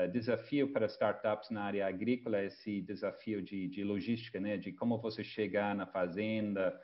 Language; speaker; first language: Portuguese; non-native, fluent; English